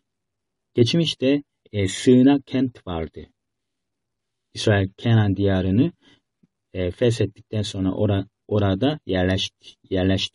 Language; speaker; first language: Turkish; non-native, fluent; Korean